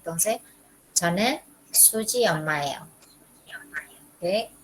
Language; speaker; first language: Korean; non-native, fluent; Spanish